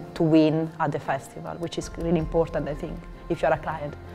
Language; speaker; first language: English; non-native, fluent; Italian